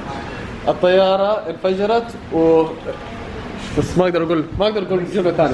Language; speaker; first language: Arabic; native; Arabic